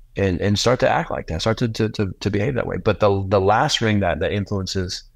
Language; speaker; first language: English; native; English